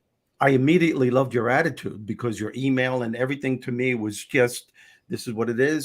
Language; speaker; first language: English; native; English